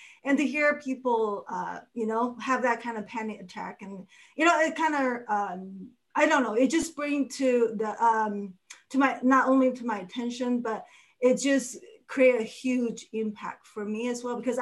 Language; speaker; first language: English; non-native, fluent; Chinese